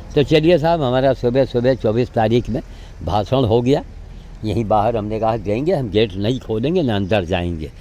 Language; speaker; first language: Hindi; native; Hindi